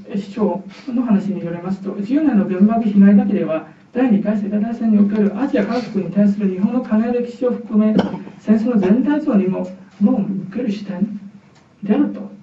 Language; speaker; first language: Japanese; non-native, fluent; Chinese